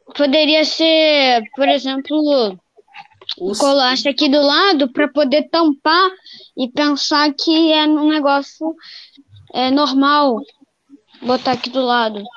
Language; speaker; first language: Portuguese; native; Portuguese